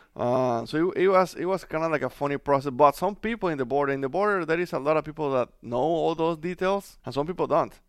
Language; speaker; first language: English; non-native, fluent; Spanish